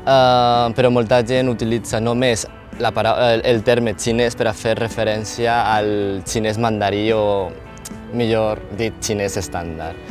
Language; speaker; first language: Catalan; non-native, local second language; Chinese